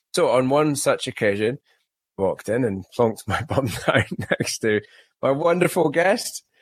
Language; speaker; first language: English; native; English